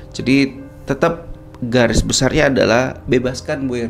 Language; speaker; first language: Indonesian; native; Indonesian